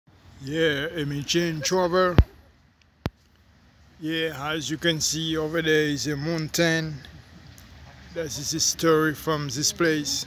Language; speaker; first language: English; non-native, fluent; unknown